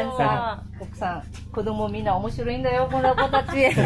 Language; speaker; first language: Japanese; non-native, fluent; Filipino